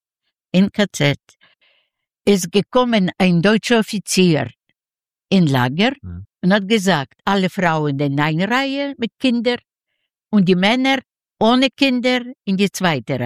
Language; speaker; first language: German; non-native, learner; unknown